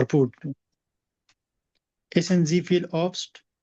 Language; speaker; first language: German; non-native, learner; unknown